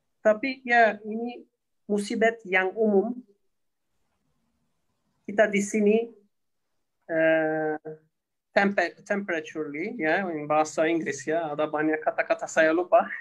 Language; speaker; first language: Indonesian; non-native, learner; Turkish